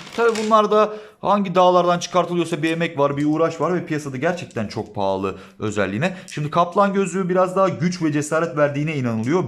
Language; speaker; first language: Turkish; native; Turkish